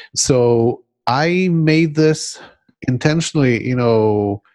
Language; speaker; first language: English; non-native, fluent; Hebrew